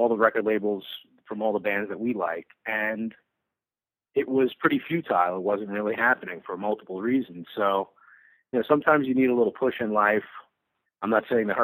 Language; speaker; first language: English; native; English